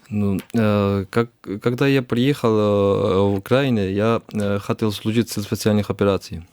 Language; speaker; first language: Russian; non-native, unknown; Georgian